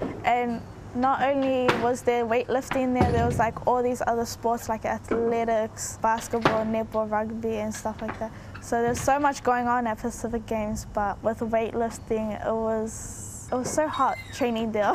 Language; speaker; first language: English; native; English